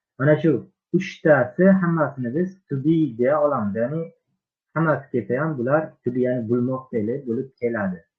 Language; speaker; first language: Uzbek; native; Uzbek